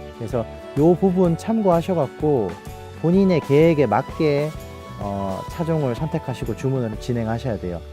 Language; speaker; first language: Korean; native; Korean